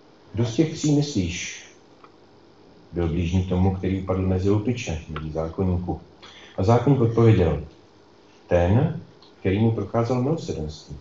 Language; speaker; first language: Czech; native; Czech